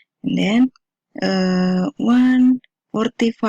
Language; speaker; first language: English; non-native, fluent; Indonesian